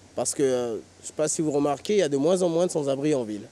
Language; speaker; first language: French; native; French